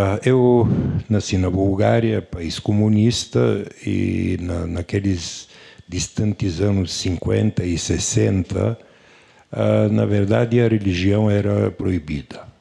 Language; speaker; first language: Portuguese; non-native, fluent; Bulgarian